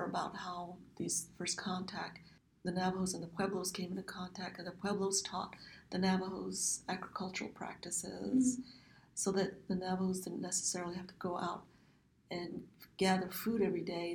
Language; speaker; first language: English; early bilingual, other home language; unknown